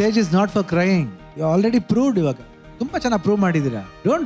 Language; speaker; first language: Kannada; native; Kannada